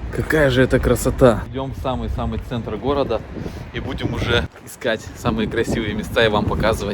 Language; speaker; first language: Russian; native; Russian